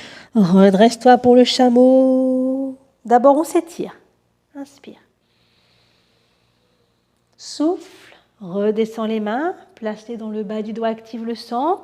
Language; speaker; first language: French; native; French